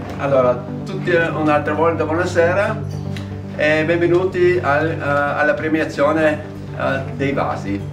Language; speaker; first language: Italian; non-native, local second language; German